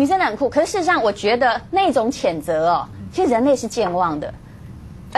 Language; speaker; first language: Chinese; native; Chinese